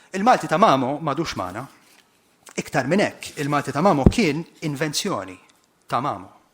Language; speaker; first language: Maltese; native; Maltese